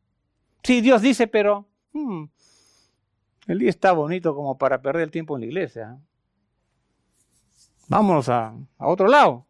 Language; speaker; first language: Spanish; native; Spanish